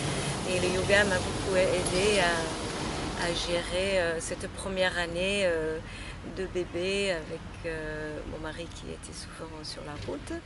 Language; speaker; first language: French; non-native, fluent; English